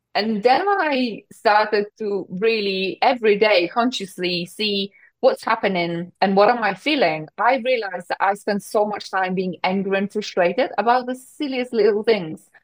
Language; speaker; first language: English; non-native, fluent; Polish